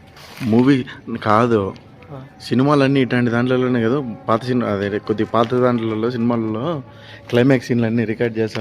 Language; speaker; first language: Telugu; native; Telugu